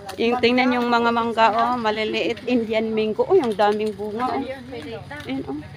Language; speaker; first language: Filipino; non-native, local second language; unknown